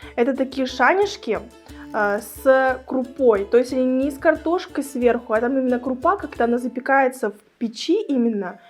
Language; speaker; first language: Russian; native; Russian